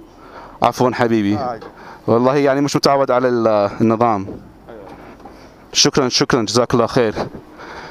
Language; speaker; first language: Arabic; early bilingual, heritage; English